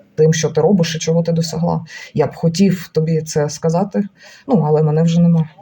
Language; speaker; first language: Ukrainian; non-native, local second language; Russian